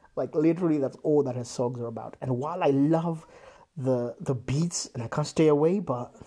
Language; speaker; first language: English; non-native, local second language; Shona